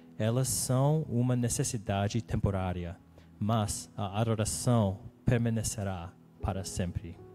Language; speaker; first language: Portuguese; non-native, learner; English